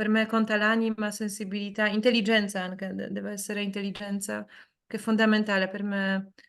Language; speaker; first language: Italian; non-native, fluent; Polish